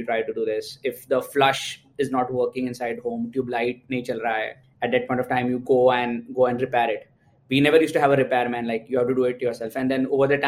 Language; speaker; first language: English; non-native, local second language; Gujarati